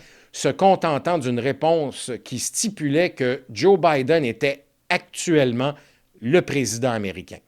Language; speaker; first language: French; native; French